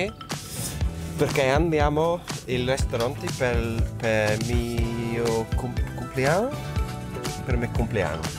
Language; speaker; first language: Italian; non-native, learner; English